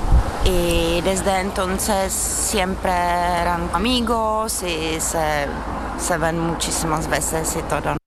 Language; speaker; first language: Spanish; non-native, learner; Czech